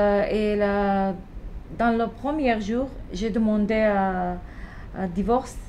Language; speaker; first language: French; non-native, learner; Arabic